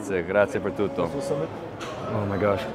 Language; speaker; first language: Italian; non-native, learner; English